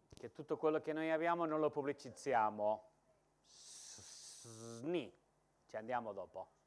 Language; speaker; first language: Italian; non-native, fluent; Catalan